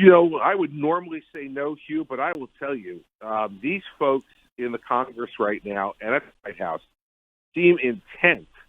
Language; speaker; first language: English; native; English